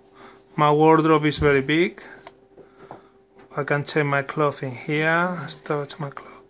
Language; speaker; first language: English; non-native, learner; Spanish